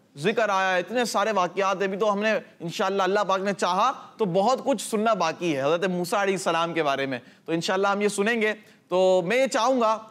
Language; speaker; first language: Urdu; native; Urdu